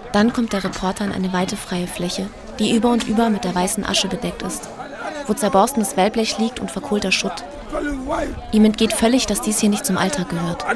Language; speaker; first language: German; native; German